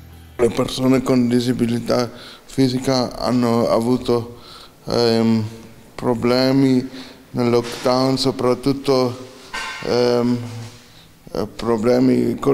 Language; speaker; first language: Italian; non-native, local second language; German